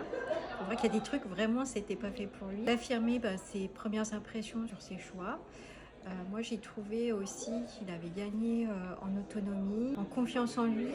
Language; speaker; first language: French; native; French